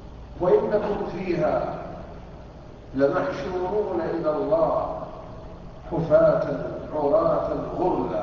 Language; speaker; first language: Arabic; native; Arabic